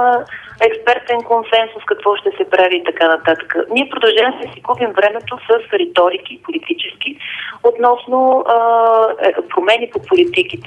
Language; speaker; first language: Bulgarian; native; Bulgarian